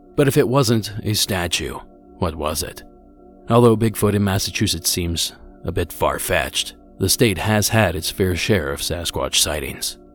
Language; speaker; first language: English; native; English